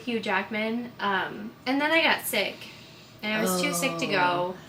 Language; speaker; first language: English; native; English